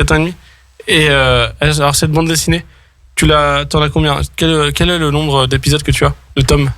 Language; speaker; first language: French; native; French